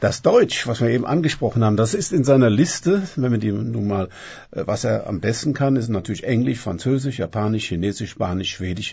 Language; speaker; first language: German; native; German